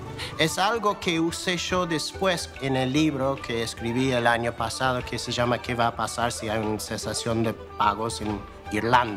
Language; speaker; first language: Spanish; non-native, fluent; English